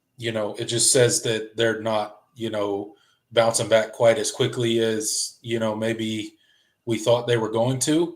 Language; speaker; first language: English; native; English